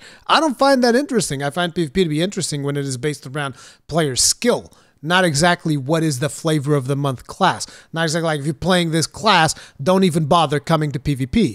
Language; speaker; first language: English; native; English